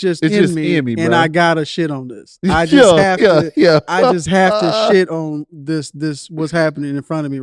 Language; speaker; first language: English; native; English